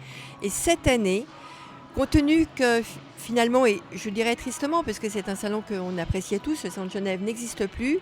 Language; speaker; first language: French; native; French